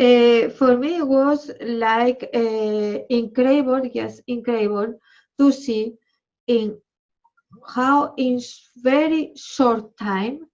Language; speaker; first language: English; non-native, learner; Spanish